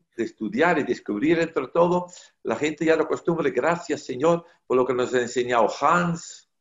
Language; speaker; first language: Spanish; non-native, fluent; Dutch